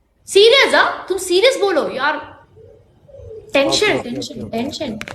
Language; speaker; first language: Hindi; non-native, learner; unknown